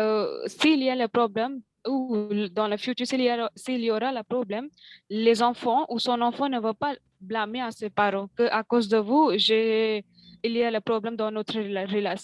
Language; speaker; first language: French; non-native, learner; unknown